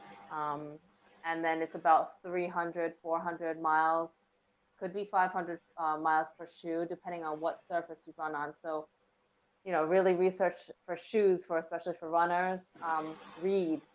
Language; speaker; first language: English; early bilingual, other home language; Thai